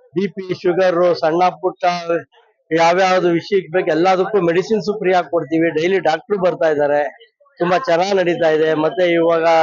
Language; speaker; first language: Kannada; native; Kannada